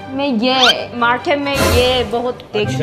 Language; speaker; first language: Hindi; non-native, learner; Korean